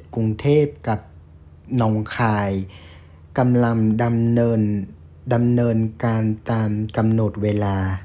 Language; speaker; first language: Thai; non-native, fluent; Vietnamese